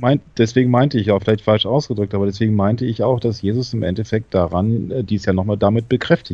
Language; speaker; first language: German; native; German